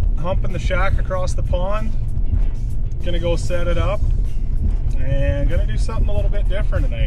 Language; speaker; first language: English; native; English